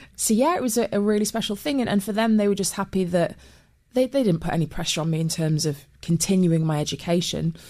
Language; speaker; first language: English; native; English